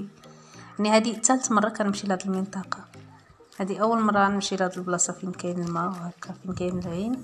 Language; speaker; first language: Arabic; native; Arabic